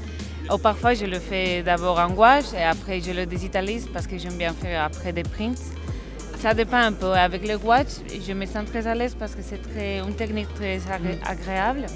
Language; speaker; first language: French; non-native, learner; Spanish